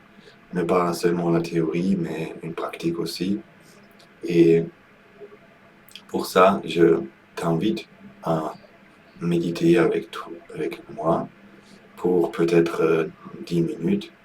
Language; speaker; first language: French; non-native, learner; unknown